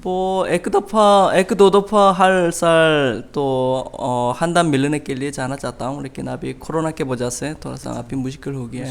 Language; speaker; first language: Urdu; non-native, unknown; Korean